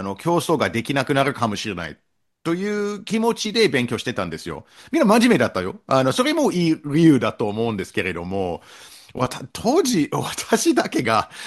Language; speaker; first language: Japanese; non-native, fluent; English